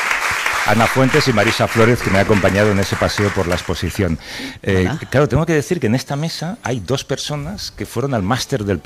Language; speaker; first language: Spanish; native; Spanish